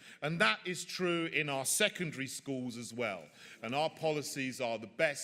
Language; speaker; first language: English; native; English